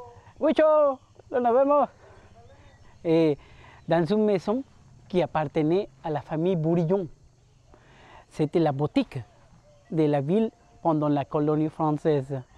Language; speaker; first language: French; non-native, fluent; Spanish